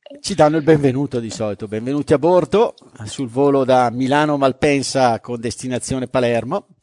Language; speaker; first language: Italian; native; Italian